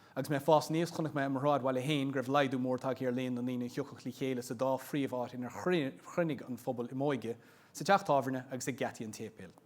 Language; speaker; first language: Irish; non-native, local second language; English